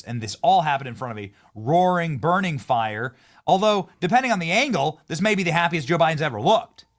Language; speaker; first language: English; native; English